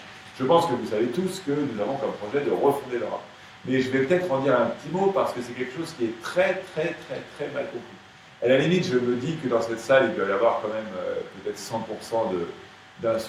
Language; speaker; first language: French; native; French